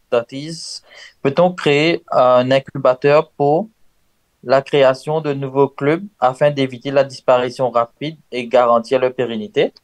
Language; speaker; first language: French; non-native, local second language; Morisyen